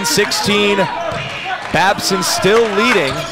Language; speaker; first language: English; native; English